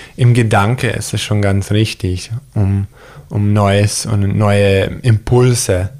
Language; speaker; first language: German; early bilingual, heritage; German